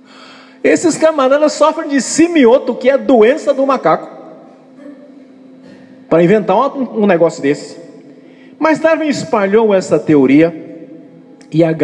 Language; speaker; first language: Portuguese; native; Portuguese